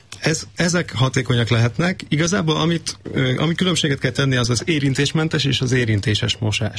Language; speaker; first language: Hungarian; native; Hungarian